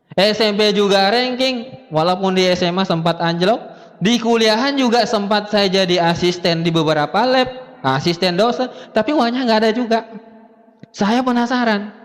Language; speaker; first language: Indonesian; native; Indonesian